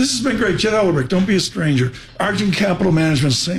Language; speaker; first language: English; native; English